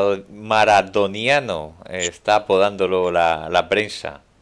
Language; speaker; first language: Spanish; native; Spanish